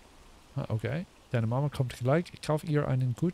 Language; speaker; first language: German; non-native, learner; English